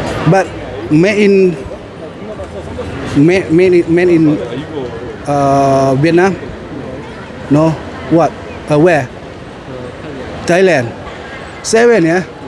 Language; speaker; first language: English; non-native, learner; Thai